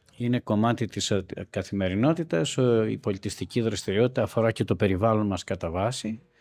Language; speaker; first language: Greek; native; Greek